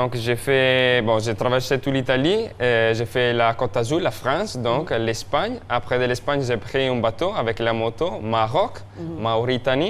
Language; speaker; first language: French; non-native, fluent; Italian